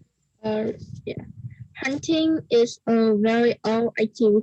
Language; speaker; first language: English; non-native, learner; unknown